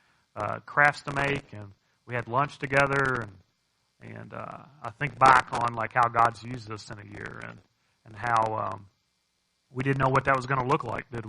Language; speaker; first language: English; native; English